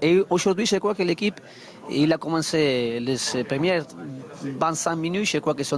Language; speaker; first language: French; non-native, learner; Spanish